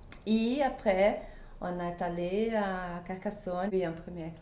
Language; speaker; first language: French; non-native, fluent; Portuguese